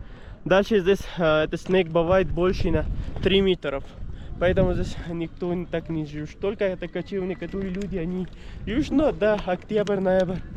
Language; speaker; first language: Russian; non-native, learner; Urdu